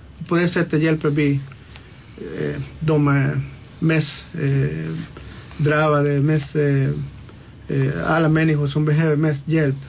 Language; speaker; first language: Swedish; non-native, local second language; Spanish